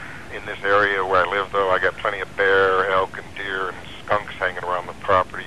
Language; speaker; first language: English; native; English